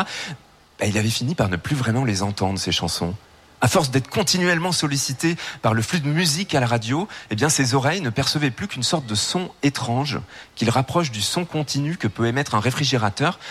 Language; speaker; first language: French; native; French